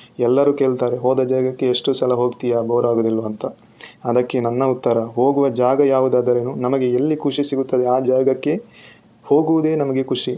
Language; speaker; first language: Kannada; non-native, local second language; Tulu